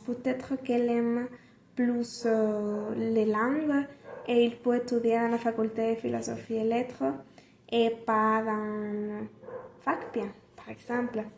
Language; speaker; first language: French; non-native, learner; Spanish